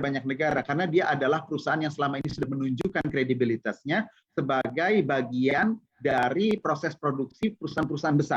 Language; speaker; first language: Indonesian; native; Indonesian